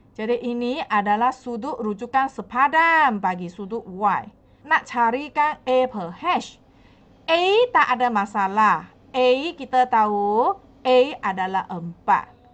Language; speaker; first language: Malay; non-native, local second language; Chinese